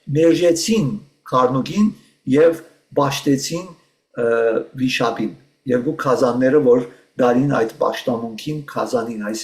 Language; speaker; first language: Armenian; early bilingual, heritage; Armenian